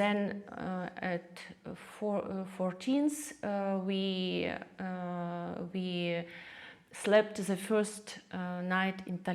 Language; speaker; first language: English; non-native, learner; Russian